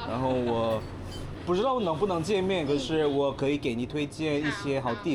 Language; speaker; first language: Chinese; non-native, fluent; Korean